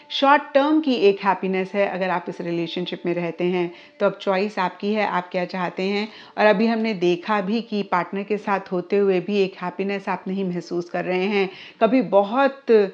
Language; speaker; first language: Hindi; native; Hindi